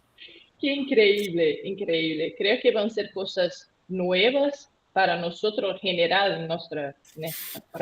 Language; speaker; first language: Spanish; non-native, learner; Portuguese